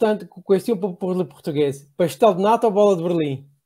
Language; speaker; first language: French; non-native, learner; Portuguese